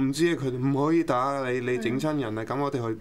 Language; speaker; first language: Cantonese; early bilingual, other home language; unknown